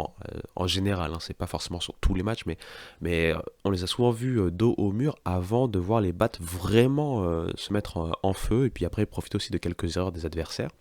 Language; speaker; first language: French; native; French